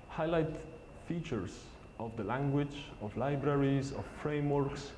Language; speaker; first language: English; non-native, fluent; Polish